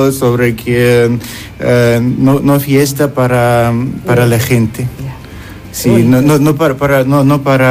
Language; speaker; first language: Spanish; non-native, learner; Russian